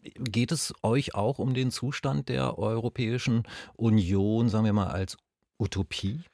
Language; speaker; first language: German; native; German